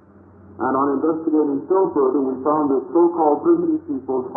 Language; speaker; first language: English; native; English